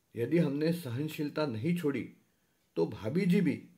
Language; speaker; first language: Hindi; non-native, local second language; Marathi